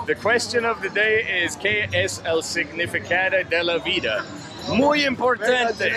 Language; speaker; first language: Spanish; non-native, learner; English